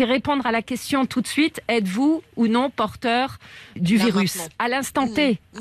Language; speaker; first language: French; native; French